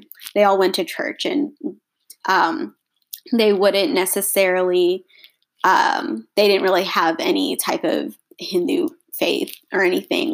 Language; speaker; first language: English; native; English